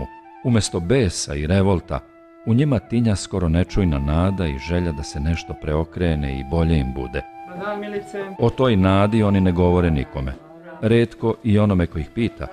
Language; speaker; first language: Serbian; native; Serbian